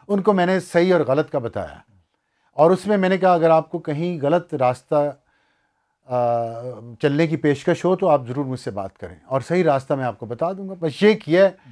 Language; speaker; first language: Urdu; non-native, local second language; Punjabi